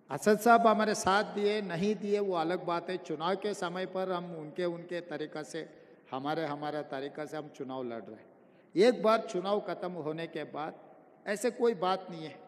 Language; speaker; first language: Hindi; non-native, local second language; Telugu